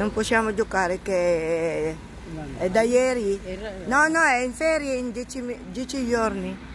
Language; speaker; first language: Italian; non-native, learner; Filipino